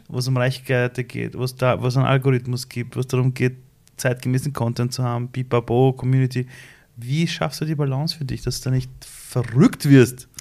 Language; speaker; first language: German; early bilingual, other home language; Persian